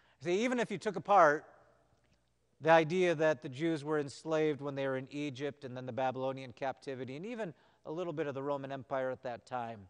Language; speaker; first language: English; native; English